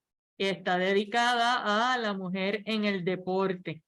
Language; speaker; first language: Spanish; native; Spanish